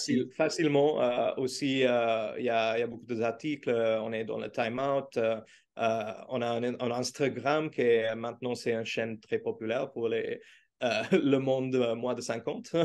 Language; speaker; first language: French; non-native, fluent; Portuguese